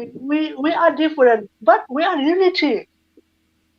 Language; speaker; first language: English; non-native, learner; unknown